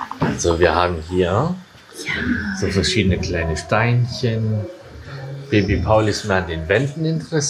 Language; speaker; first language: German; native; German